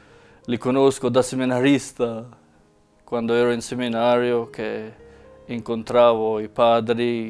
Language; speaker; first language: Italian; non-native, fluent; Albanian